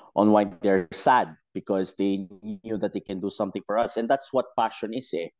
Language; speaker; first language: English; non-native, local second language; Cebuano